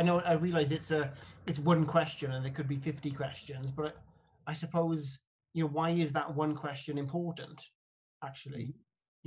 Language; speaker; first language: English; native; English